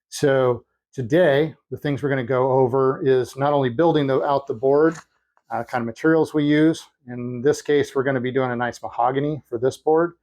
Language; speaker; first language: English; native; English